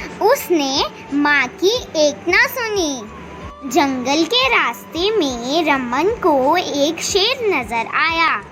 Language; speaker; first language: Hindi; native; Hindi